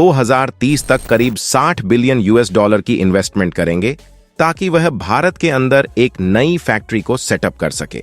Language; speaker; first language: Hindi; native; Hindi